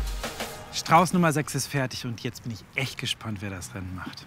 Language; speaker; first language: German; native; German